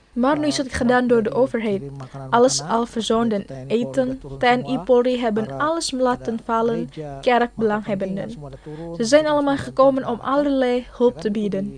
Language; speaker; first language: Dutch; non-native, fluent; Indonesian